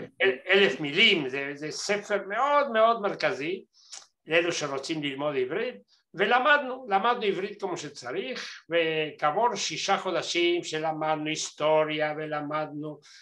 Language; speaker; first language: Hebrew; non-native, fluent; Spanish